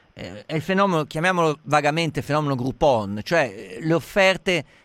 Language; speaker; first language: Italian; native; Italian